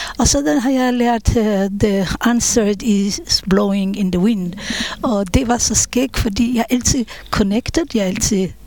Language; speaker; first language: Danish; non-native, fluent; Hebrew